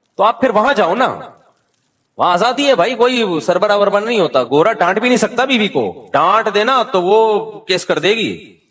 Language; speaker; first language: Urdu; native; Urdu